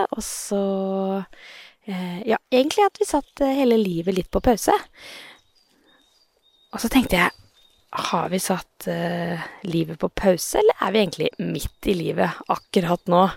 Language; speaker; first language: Norwegian; native; Norwegian